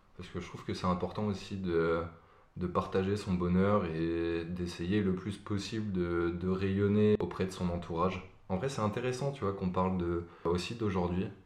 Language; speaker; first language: French; native; French